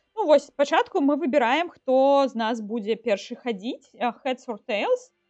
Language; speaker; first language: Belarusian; non-native, local second language; Russian